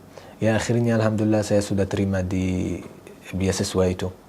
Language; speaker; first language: Indonesian; non-native, fluent; Arabic